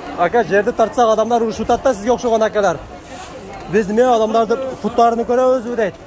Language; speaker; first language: Kyrgyz; native; Kyrgyz